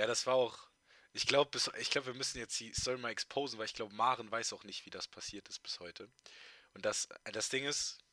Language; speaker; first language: German; native; German